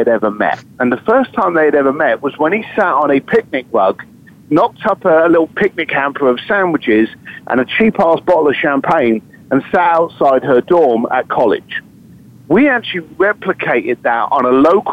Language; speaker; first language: English; native; English